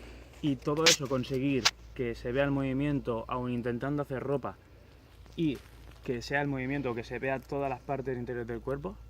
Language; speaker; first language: Spanish; native; Spanish